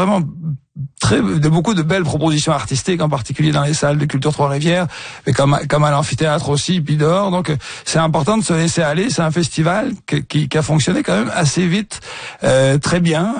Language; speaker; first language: French; native; French